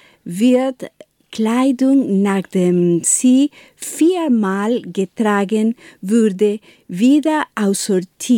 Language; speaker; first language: German; non-native, learner; Spanish